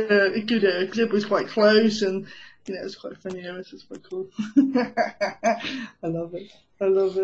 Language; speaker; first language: English; native; English